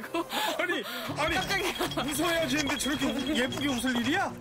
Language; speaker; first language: Korean; native; Korean